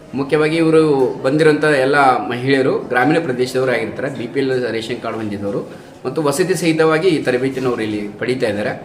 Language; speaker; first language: Kannada; native; Kannada